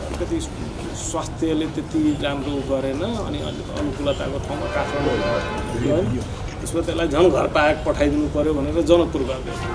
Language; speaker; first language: Nepali; non-native, local second language; Maithili